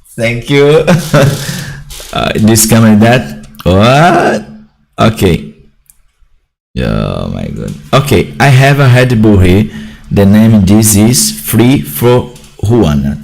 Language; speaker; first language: English; non-native, learner; Portuguese